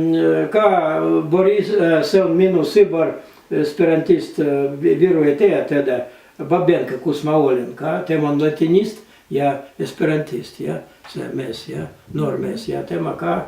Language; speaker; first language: Estonian; non-native, learner; Russian